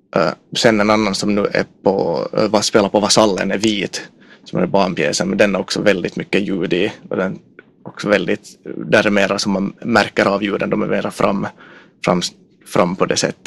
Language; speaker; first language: Swedish; native; Swedish